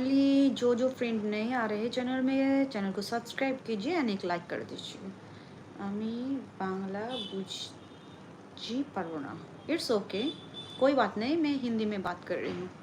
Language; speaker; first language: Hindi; non-native, local second language; Bangla